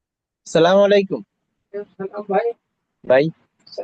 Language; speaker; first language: Hindi; non-native, local second language; Bangla